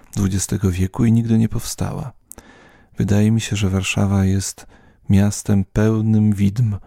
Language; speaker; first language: Polish; native; Polish